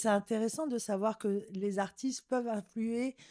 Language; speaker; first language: French; native; French